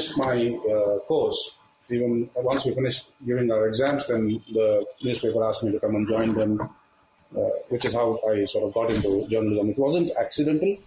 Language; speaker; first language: English; non-native, local second language; Tamil